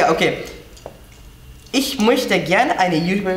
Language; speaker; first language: German; non-native, learner; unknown